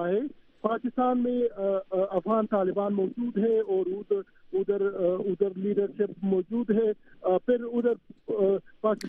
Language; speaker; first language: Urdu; non-native, fluent; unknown